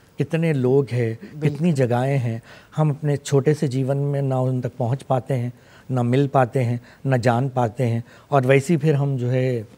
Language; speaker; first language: Hindi; non-native, local second language; Urdu